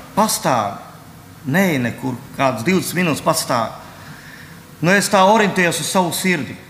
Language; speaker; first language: Latvian; non-native, local second language; Russian